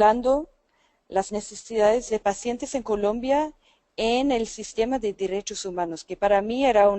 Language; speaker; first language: Spanish; non-native, fluent; English